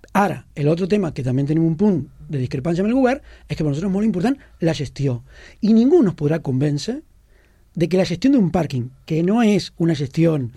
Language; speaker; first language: Catalan; non-native, local second language; Spanish